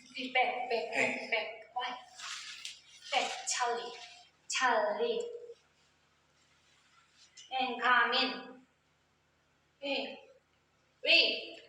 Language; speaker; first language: English; non-native, learner; Thai